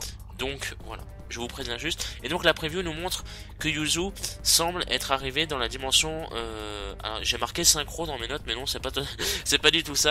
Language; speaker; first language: French; native; French